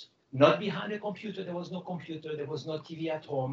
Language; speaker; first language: English; non-native, fluent; Arabic